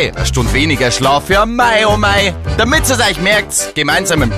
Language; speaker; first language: German; native; German